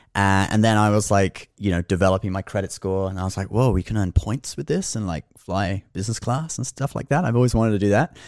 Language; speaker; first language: English; native; English